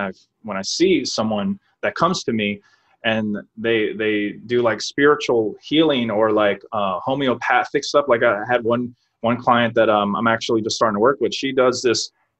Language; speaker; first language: English; native; English